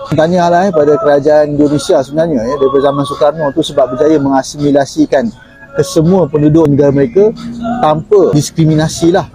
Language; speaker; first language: Malay; native; Malay